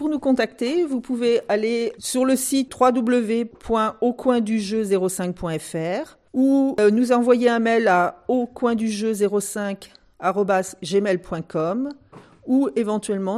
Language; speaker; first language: French; native; French